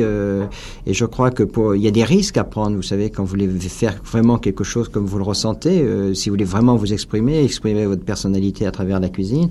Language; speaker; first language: French; native; French